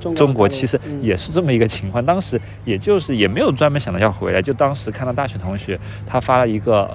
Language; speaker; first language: Chinese; native; Chinese